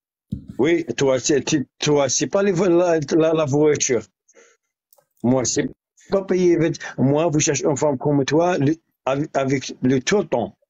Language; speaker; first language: French; non-native, learner; Arabic